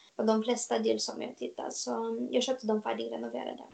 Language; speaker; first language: Swedish; non-native, fluent; Romanian